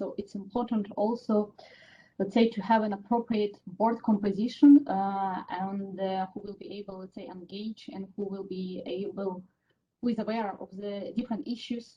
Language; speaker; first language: English; non-native, fluent; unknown